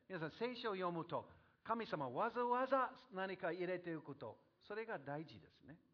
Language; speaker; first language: Japanese; non-native, fluent; English